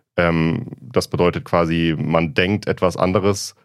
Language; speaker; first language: German; native; German